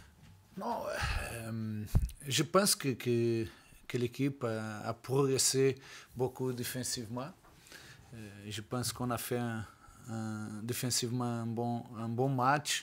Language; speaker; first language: French; non-native, learner; Portuguese